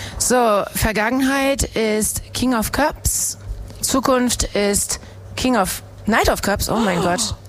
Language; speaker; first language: German; non-native, fluent; French